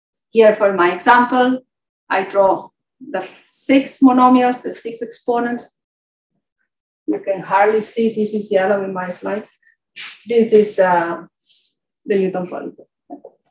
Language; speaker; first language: English; non-native, fluent; Catalan